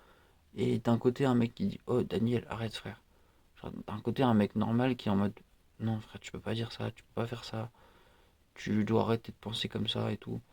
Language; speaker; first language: French; native; French